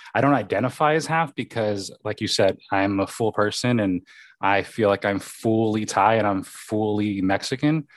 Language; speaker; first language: English; early bilingual, other home language; Spanish